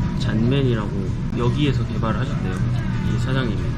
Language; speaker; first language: Korean; native; Korean